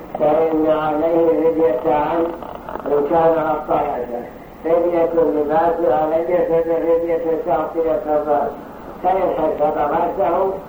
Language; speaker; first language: Arabic; native; Arabic